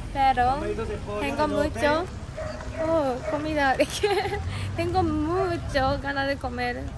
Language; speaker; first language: Spanish; non-native, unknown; Japanese